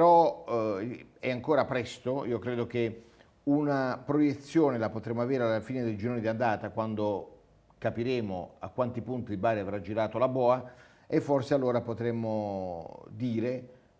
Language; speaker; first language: Italian; native; Italian